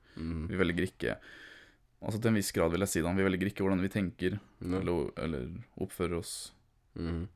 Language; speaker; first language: Norwegian; early bilingual, other home language; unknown